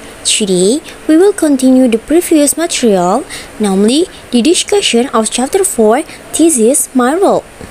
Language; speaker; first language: English; non-native, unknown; Indonesian